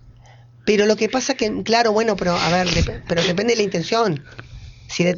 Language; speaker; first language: Spanish; native; Spanish